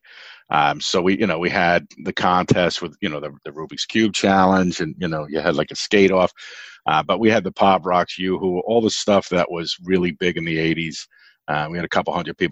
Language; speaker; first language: English; native; English